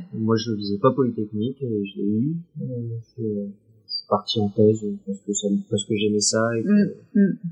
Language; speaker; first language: French; native; French